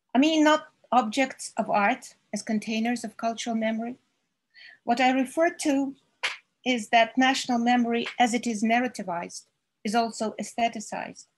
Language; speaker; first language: English; non-native, fluent; Russian